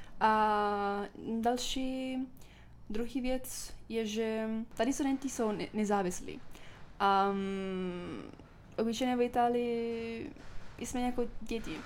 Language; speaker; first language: Czech; non-native, learner; Italian